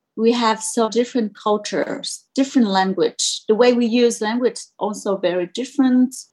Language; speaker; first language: English; non-native, learner; Vietnamese